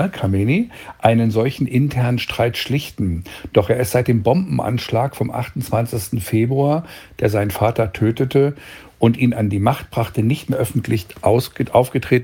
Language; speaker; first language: German; native; German